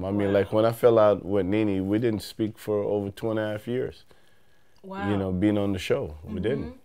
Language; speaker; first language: English; native; English